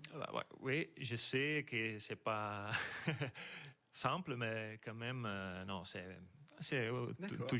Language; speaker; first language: French; non-native, fluent; Italian